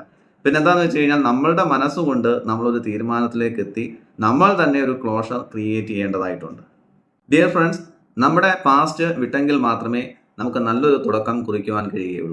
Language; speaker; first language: Malayalam; native; Malayalam